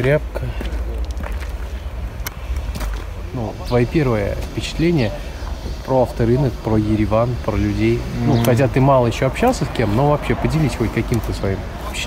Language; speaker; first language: Russian; native; Russian